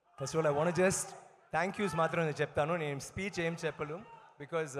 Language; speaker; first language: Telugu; non-native, learner; Tamil